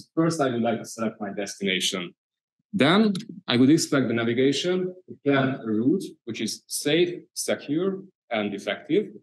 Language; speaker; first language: English; non-native, fluent; Hungarian